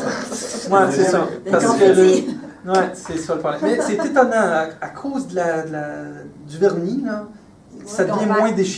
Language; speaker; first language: French; native; French